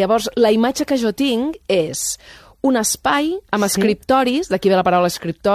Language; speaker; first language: Catalan; native; Catalan